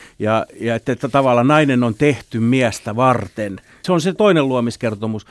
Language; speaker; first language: Finnish; native; Finnish